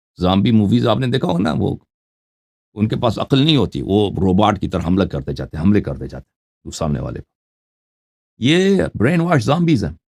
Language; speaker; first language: Urdu; non-native, fluent; Persian